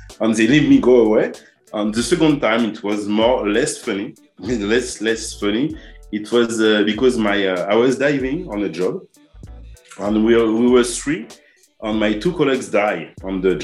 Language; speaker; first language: English; non-native, learner; French